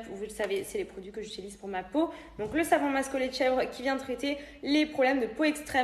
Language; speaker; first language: French; native; French